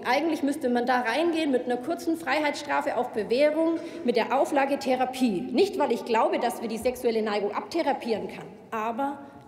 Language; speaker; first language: German; native; German